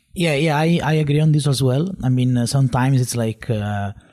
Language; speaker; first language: English; non-native, fluent; Italian